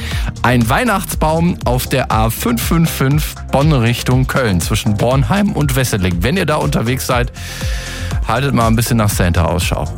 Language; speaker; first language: German; native; German